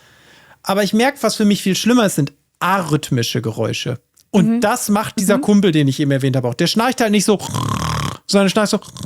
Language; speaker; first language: German; native; German